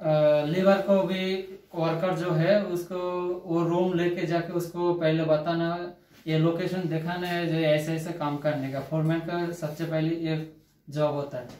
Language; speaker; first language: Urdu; non-native, local second language; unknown